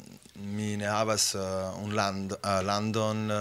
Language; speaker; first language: French; non-native, fluent; Bosnian